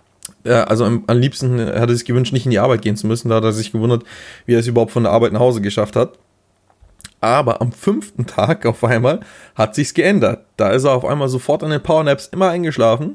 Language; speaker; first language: German; native; German